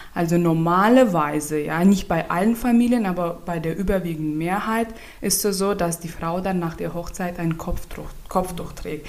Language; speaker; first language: German; non-native, fluent; Turkmen